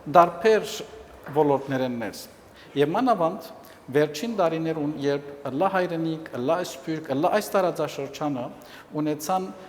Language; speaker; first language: Armenian; early bilingual, heritage; Armenian